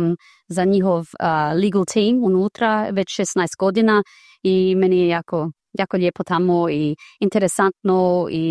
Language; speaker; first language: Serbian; early bilingual, heritage; Croatian